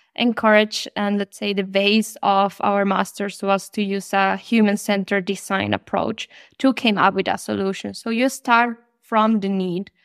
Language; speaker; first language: English; non-native, fluent; Spanish